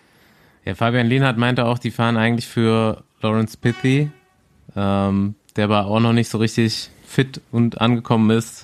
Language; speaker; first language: German; native; German